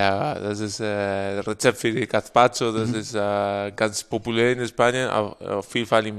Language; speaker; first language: German; non-native, fluent; Spanish